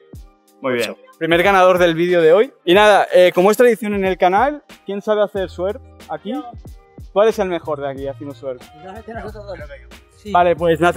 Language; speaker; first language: Spanish; native; Spanish